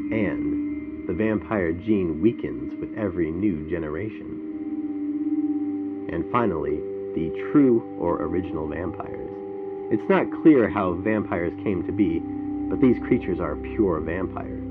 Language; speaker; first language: English; native; English